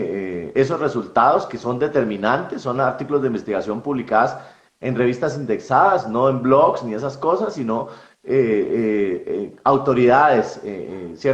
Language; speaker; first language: Spanish; native; Spanish